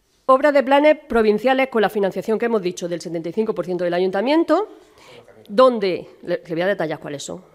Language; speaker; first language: Spanish; native; Spanish